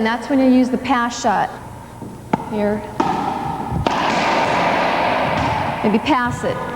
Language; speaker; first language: English; native; English